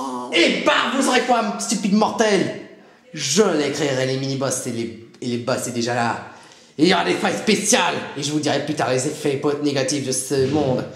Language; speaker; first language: French; native; French